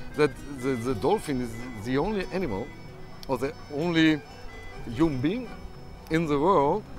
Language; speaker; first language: English; non-native, fluent; German